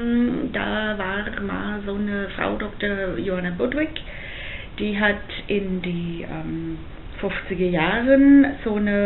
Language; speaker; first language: German; non-native, fluent; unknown